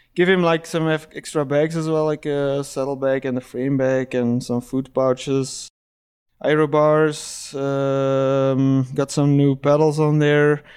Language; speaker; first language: English; non-native, fluent; Dutch